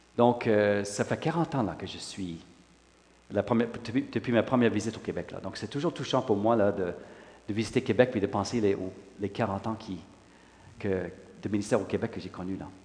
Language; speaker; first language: French; non-native, local second language; English